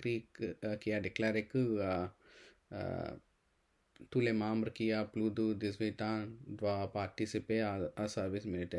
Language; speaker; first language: French; non-native, learner; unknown